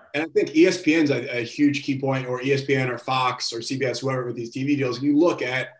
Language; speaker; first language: English; native; English